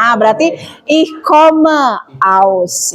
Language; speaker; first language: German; non-native, learner; Indonesian